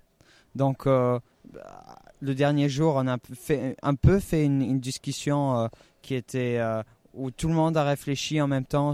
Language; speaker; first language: French; non-native, fluent; German